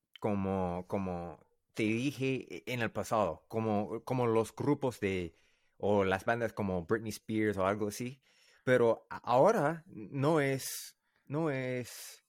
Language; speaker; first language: Spanish; non-native, learner; English